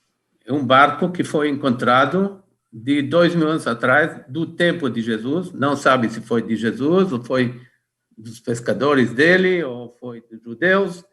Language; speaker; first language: Portuguese; non-native, fluent; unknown